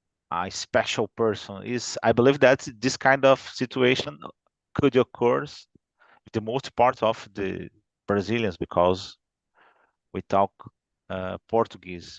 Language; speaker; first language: English; non-native, fluent; Portuguese